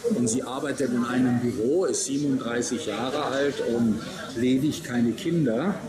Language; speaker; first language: German; native; German